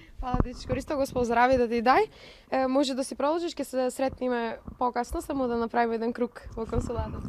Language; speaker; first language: Macedonian; non-native, local second language; Albanian